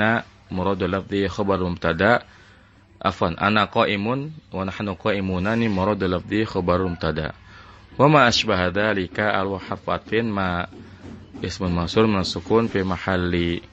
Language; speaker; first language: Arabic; non-native, fluent; Indonesian